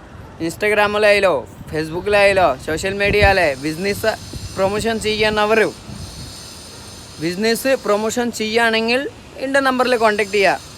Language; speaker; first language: Malayalam; non-native, local second language; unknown